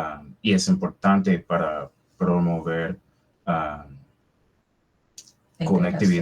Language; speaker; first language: Spanish; non-native, fluent; English